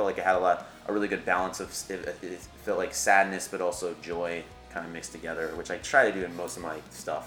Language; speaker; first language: English; native; English